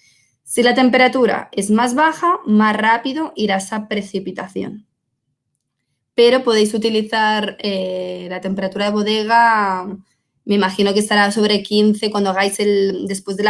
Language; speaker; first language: Spanish; native; Spanish